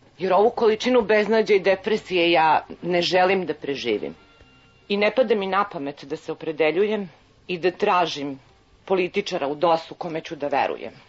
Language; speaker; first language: Serbian; native; Serbian